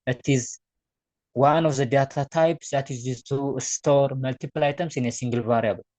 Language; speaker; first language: English; non-native, local second language; Amharic